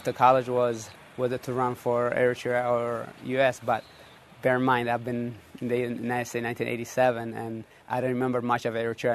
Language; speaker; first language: English; early bilingual, other home language; Tigrinya